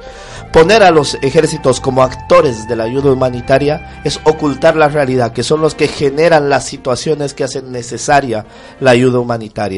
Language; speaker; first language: Spanish; native; Spanish